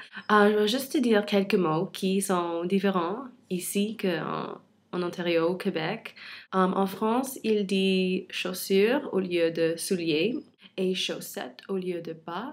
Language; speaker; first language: French; non-native, local second language; English